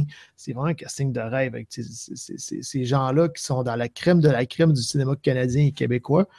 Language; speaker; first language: French; native; French